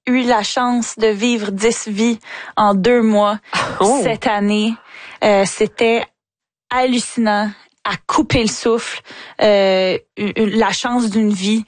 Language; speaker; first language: French; native; French